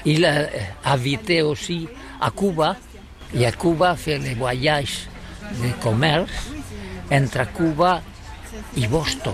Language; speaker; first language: French; non-native, learner; Catalan